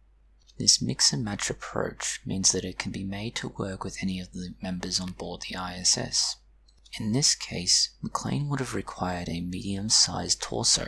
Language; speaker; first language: English; native; English